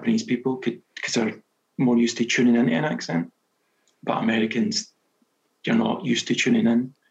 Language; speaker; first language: English; native; English